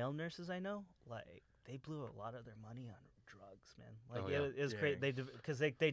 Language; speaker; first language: English; native; English